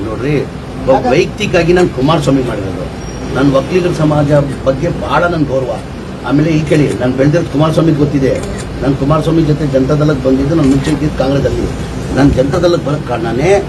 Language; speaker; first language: Kannada; non-native, local second language; Urdu